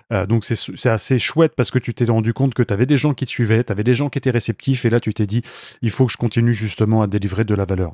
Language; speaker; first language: French; native; French